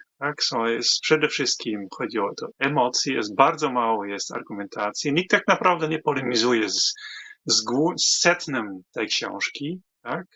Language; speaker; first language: Polish; non-native, fluent; Dutch